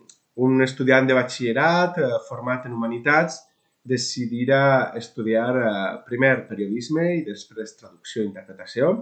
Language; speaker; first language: Catalan; non-native, local second language; Spanish